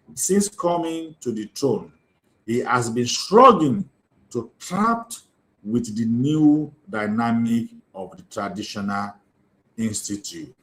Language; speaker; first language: English; non-native, local second language; Yoruba